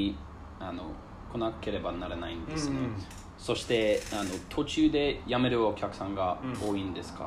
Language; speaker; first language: Japanese; non-native, learner; English